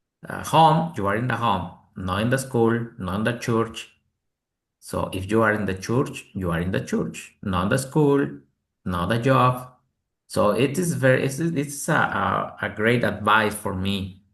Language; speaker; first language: English; non-native, learner; Spanish